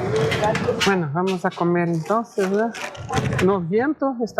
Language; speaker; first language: Spanish; non-native, learner; Portuguese